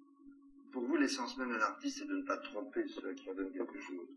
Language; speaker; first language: French; native; French